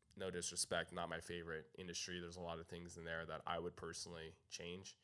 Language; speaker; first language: English; native; English